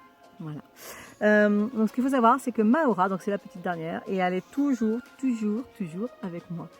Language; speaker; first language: French; native; French